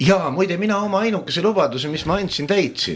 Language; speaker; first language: Estonian; native; Estonian